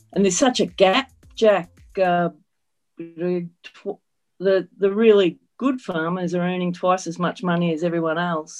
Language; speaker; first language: English; native; English